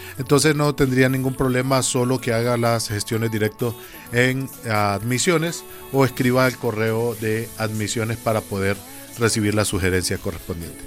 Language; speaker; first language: Spanish; native; Spanish